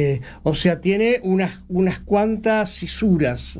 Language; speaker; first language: Spanish; native; Spanish